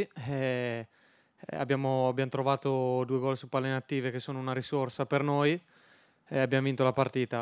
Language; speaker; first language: Italian; native; Italian